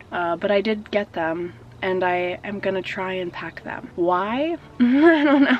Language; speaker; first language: English; native; English